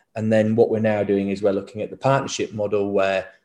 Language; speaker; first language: English; native; English